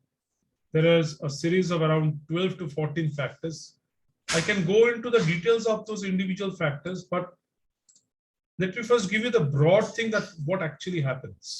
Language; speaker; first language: English; non-native, local second language; Bangla